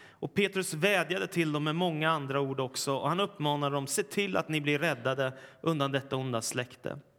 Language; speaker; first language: Swedish; native; Swedish